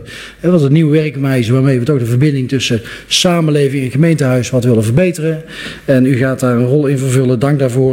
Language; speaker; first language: Dutch; native; Dutch